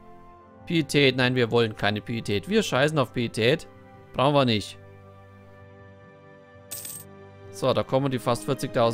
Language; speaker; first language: German; native; German